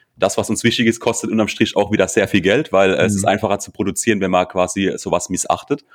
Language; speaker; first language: German; native; German